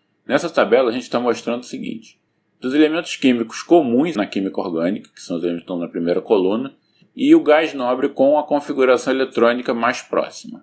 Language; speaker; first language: Portuguese; native; Portuguese